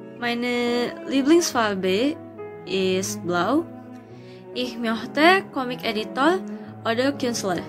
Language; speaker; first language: German; non-native, learner; Indonesian